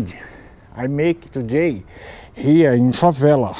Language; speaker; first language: English; non-native, learner; Portuguese